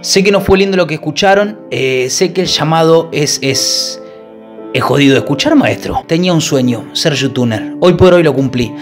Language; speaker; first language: Spanish; native; Spanish